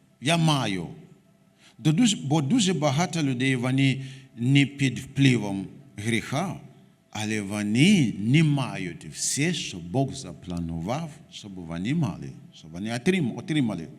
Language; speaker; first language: Ukrainian; non-native, fluent; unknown